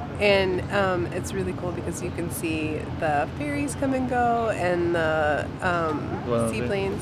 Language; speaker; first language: English; native; English